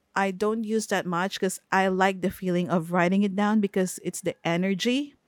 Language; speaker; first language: English; non-native, local second language; Filipino